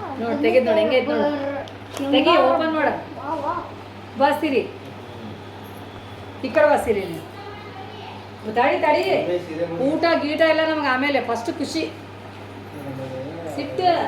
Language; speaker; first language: Kannada; native; Kannada